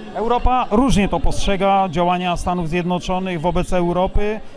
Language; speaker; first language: Polish; native; Polish